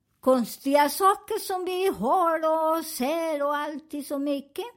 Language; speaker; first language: Swedish; non-native, learner; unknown